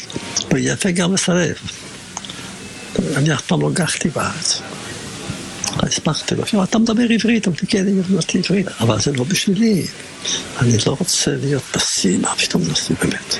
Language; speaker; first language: Hebrew; non-native, fluent; Yiddish